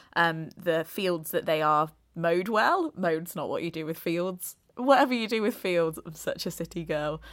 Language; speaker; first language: English; native; English